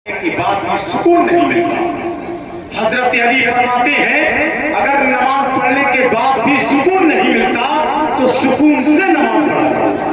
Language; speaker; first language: Urdu; native; Urdu